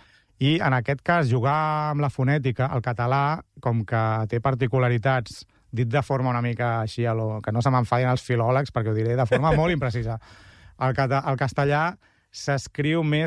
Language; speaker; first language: Catalan; native; Catalan